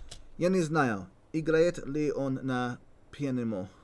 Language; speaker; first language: Russian; non-native, learner; English